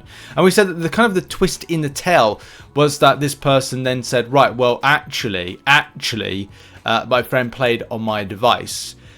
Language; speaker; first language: English; native; English